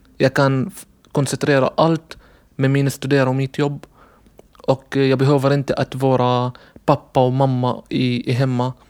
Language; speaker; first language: Swedish; non-native, learner; Arabic